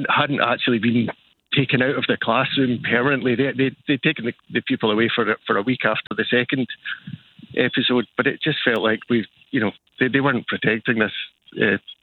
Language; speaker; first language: English; native; English